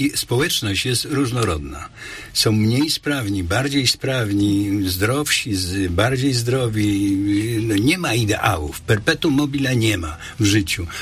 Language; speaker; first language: Polish; native; Polish